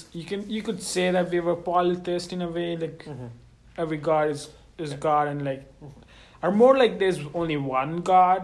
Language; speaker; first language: English; non-native, local second language; Telugu